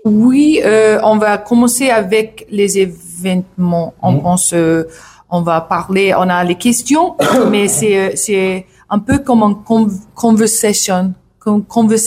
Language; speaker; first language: French; non-native, learner; English